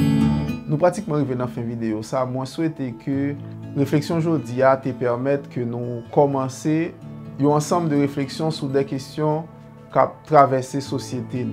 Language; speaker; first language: French; non-native, learner; Haitian Creole